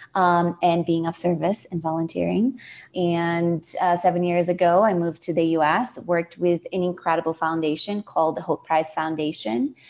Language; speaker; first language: English; non-native, fluent; Portuguese